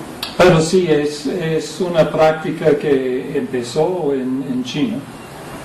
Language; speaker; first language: Spanish; non-native, fluent; English